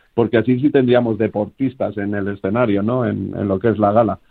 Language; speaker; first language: Spanish; native; Spanish